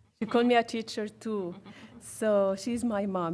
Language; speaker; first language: English; non-native, fluent; Arabic